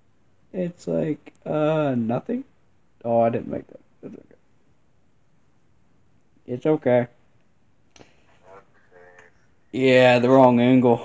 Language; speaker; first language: English; native; English